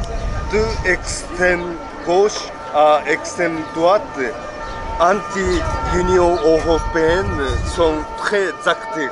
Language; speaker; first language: French; non-native, learner; Japanese